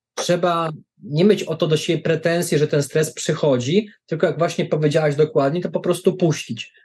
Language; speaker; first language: Polish; native; Polish